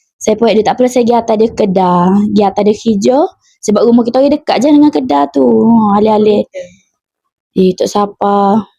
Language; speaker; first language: Malay; native; Malay